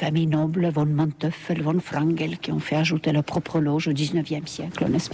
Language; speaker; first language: French; non-native, fluent; Estonian